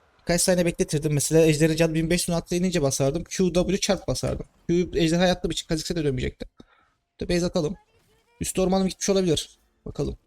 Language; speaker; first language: Turkish; native; Turkish